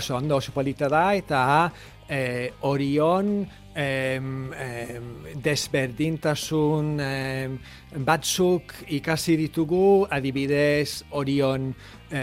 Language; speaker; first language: Basque; non-native, learner; English